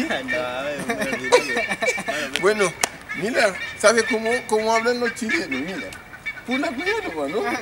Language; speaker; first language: Spanish; non-native, learner; Haitian Creole